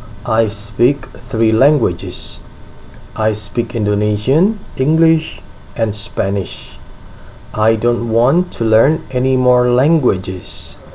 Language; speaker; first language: English; non-native, fluent; Indonesian